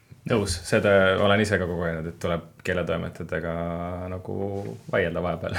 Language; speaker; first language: Estonian; native; Estonian